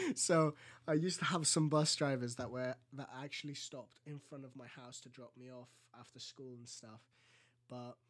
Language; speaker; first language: English; early bilingual, other home language; Greek